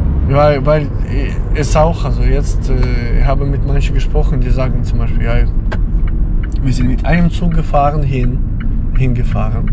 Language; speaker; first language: German; non-native, fluent; Ukrainian